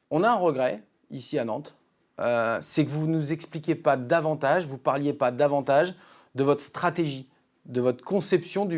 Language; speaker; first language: French; native; French